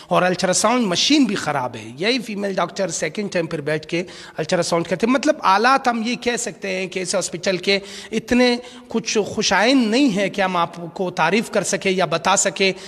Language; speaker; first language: Urdu; non-native, local second language; Pashto